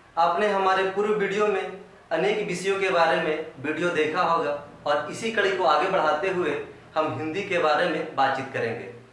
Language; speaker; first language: Hindi; native; Hindi